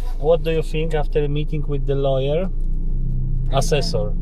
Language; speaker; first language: English; non-native, learner; Polish